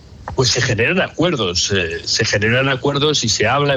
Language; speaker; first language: Spanish; native; Spanish